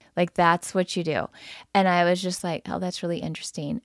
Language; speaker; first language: English; native; English